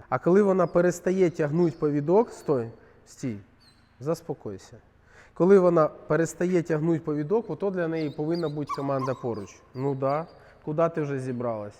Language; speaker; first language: Ukrainian; non-native, local second language; Russian